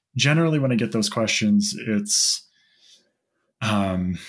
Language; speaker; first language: English; native; English